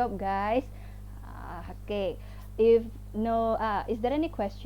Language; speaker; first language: English; non-native, fluent; Indonesian